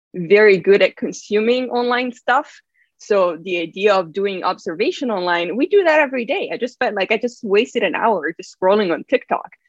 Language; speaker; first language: English; non-native, fluent; Italian